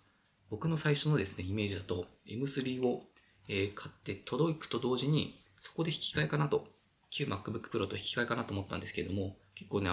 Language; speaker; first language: Japanese; native; Japanese